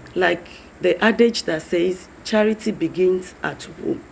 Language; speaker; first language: English; non-native, local second language; Yoruba